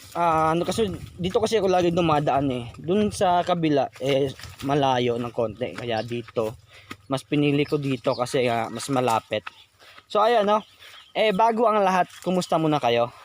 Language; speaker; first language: Filipino; non-native, local second language; Cebuano